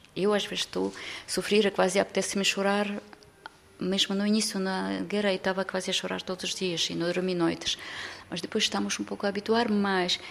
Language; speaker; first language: Portuguese; non-native, fluent; Ukrainian